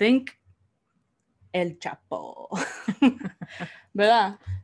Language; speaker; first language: Spanish; early bilingual, heritage; Spanish